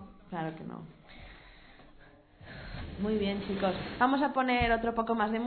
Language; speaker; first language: Spanish; native; Spanish